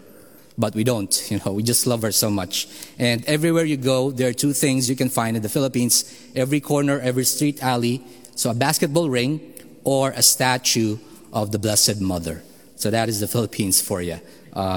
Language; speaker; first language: English; non-native, local second language; Filipino